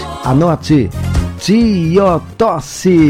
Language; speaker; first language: Portuguese; native; Portuguese